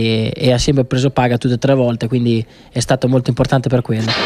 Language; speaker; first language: Italian; native; Italian